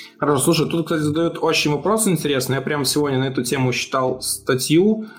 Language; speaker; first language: Russian; native; Russian